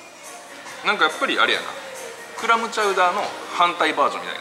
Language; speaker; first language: Japanese; native; Japanese